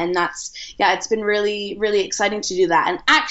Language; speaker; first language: English; native; English